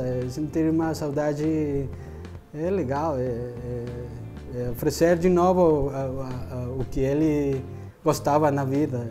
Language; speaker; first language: Portuguese; non-native, fluent; Spanish